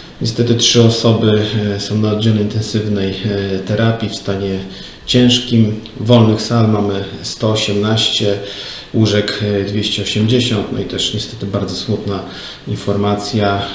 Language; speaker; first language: Polish; native; Polish